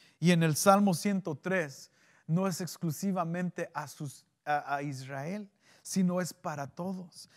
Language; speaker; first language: Spanish; early bilingual, heritage; Spanish